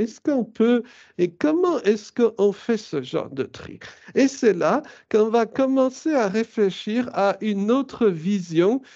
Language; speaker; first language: French; early bilingual, other home language; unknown